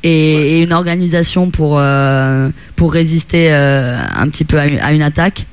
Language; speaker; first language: French; non-native, fluent; Italian